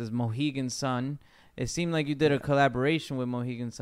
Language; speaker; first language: English; native; English